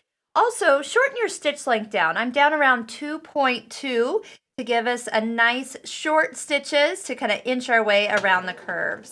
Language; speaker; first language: English; native; English